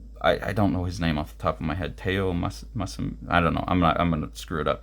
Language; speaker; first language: English; native; English